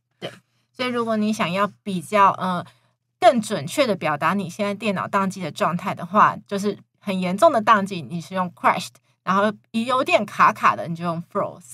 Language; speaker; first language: Chinese; native; Chinese